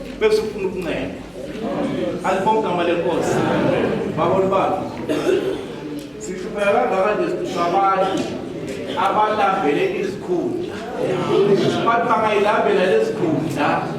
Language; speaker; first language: Zulu; native; Zulu